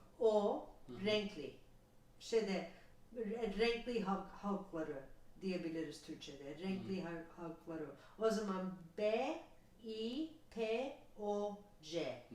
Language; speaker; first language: Turkish; non-native, learner; English